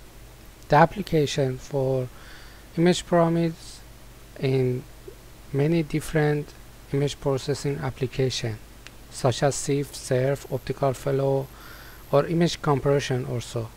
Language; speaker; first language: English; non-native, fluent; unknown